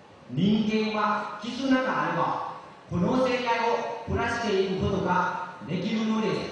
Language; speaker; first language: Japanese; non-native, learner; Lao